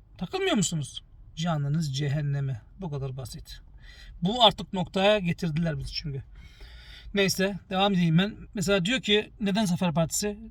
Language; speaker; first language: Turkish; early bilingual, heritage; Turkish